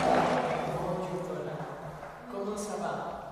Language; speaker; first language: French; non-native, learner; Spanish